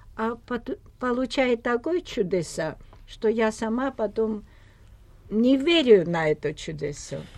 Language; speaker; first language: Russian; non-native, local second language; Armenian